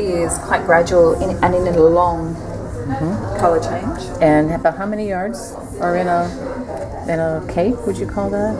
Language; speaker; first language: English; native; English